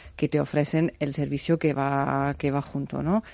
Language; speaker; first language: Spanish; non-native, fluent; German